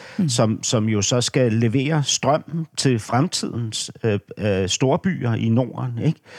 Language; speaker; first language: Danish; native; Danish